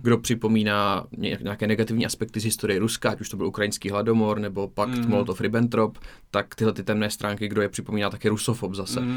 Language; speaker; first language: Czech; native; Czech